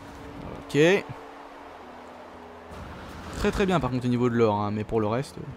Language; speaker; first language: French; native; French